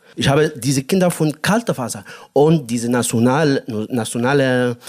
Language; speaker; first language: German; non-native, learner; Arabic